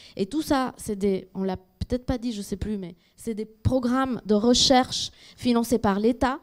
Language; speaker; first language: French; native; French